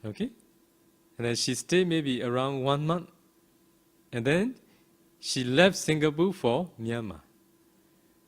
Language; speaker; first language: English; non-native, fluent; Burmese